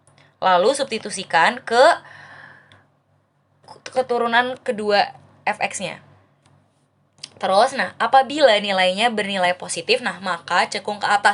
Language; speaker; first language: Indonesian; native; Indonesian